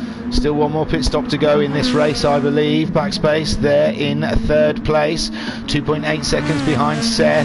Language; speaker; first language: English; native; English